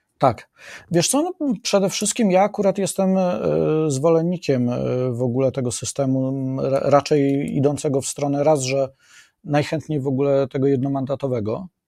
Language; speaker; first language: Polish; native; Polish